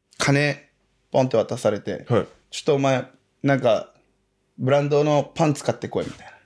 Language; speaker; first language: Japanese; early bilingual, other home language; Portuguese